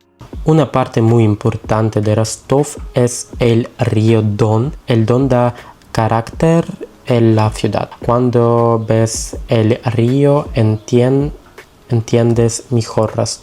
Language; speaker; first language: Spanish; non-native, learner; Russian